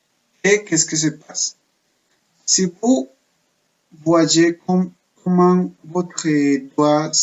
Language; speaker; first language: French; non-native, fluent; Spanish